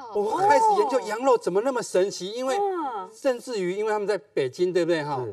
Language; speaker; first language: Chinese; native; Chinese